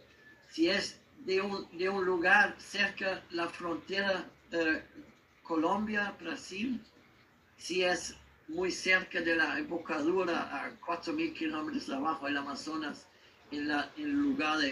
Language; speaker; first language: Spanish; non-native, learner; German